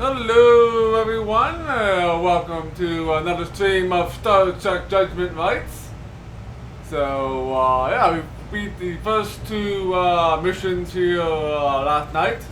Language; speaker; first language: English; native; English